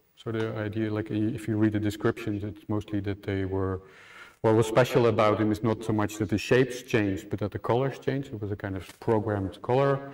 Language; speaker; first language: English; non-native, fluent; Dutch